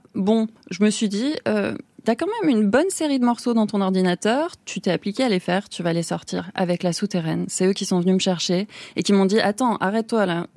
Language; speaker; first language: French; native; French